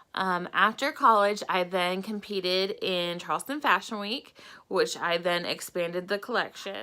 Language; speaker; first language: English; native; English